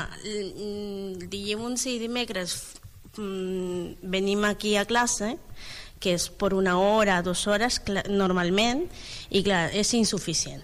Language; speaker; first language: Catalan; non-native, learner; Spanish